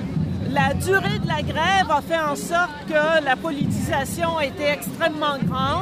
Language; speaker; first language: French; native; French